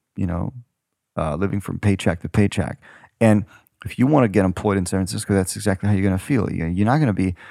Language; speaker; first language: English; non-native, fluent; Ukrainian